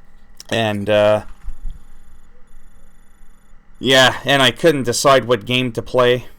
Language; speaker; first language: English; native; English